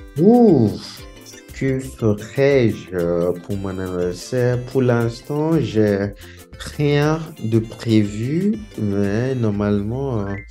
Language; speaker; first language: French; non-native, learner; Portuguese